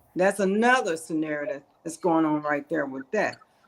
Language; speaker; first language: English; native; English